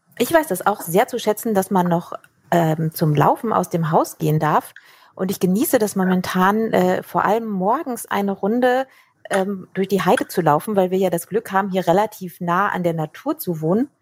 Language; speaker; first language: German; native; German